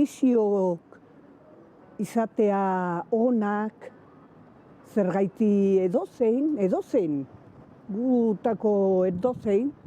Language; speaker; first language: Basque; non-native, local second language; Spanish